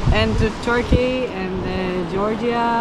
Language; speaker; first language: English; non-native, fluent; Hebrew